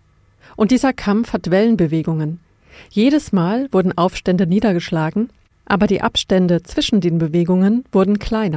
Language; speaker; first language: German; native; German